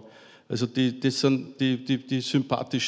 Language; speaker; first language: German; native; German